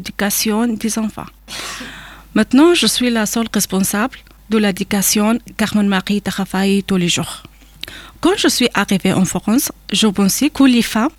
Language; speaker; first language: French; non-native, learner; Arabic